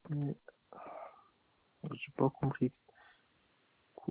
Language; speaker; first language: French; non-native, learner; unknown